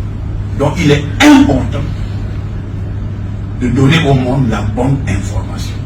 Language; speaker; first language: French; non-native, local second language; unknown